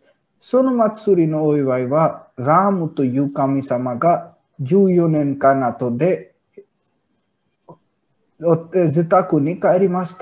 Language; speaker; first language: Japanese; non-native, learner; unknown